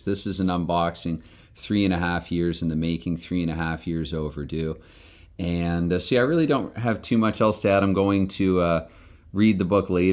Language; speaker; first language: English; native; English